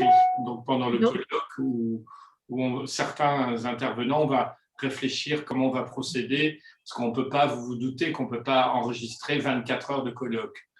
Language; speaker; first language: French; native; French